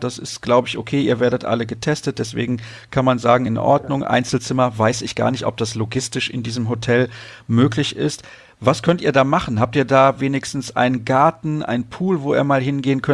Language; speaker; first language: German; native; German